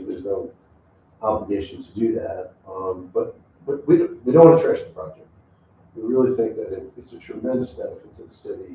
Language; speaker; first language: English; native; English